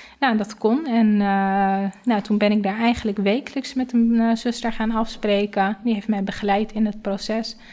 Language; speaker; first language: Dutch; native; Dutch